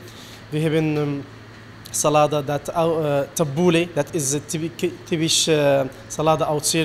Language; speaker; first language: Dutch; non-native, learner; Arabic